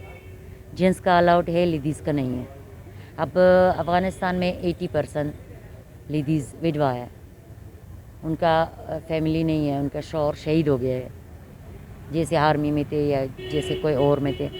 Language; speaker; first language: Hindi; non-native, fluent; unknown